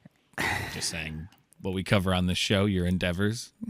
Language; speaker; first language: English; native; English